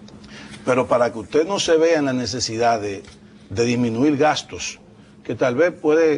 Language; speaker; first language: Spanish; native; Spanish